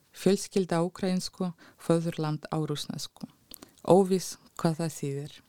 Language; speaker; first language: Icelandic; non-native, fluent; Russian